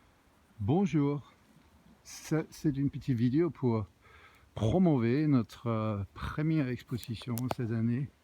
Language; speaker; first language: French; non-native, learner; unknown